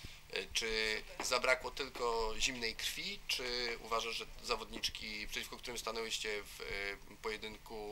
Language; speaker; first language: Polish; native; Polish